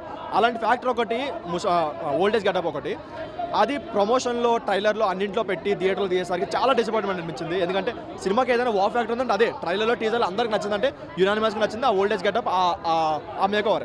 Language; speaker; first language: Telugu; native; Telugu